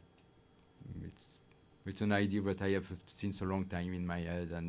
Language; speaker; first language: English; non-native, learner; French